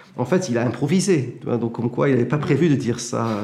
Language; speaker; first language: French; early bilingual, heritage; French